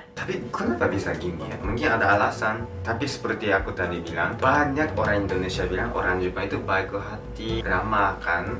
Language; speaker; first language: Indonesian; non-native, fluent; Japanese